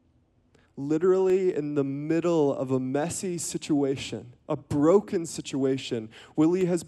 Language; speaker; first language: English; native; English